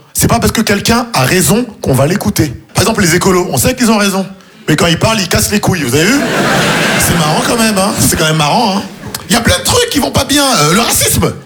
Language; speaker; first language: French; native; French